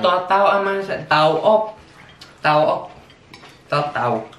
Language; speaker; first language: Thai; early bilingual, heritage; Thai